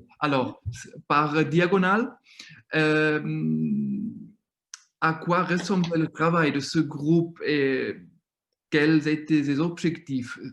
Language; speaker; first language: French; non-native, fluent; German